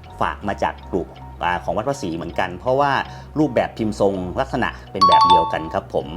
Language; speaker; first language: Thai; native; Thai